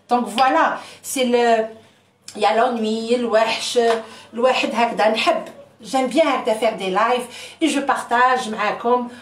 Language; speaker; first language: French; non-native, local second language; Arabic